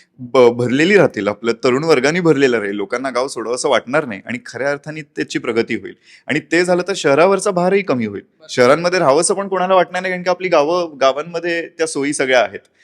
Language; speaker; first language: Marathi; native; Marathi